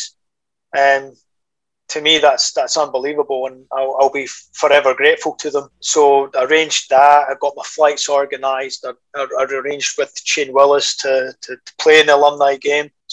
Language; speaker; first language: English; native; English